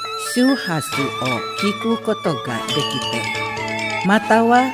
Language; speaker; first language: Japanese; non-native, fluent; Indonesian